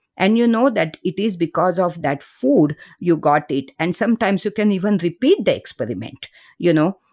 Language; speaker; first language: English; non-native, local second language; Marathi